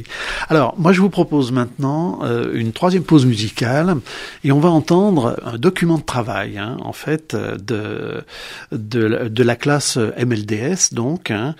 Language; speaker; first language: French; native; French